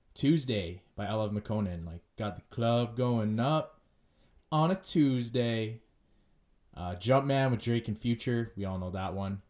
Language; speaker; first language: English; native; English